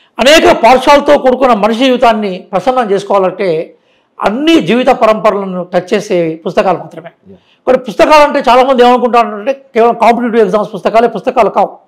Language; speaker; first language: Telugu; non-native, local second language; Urdu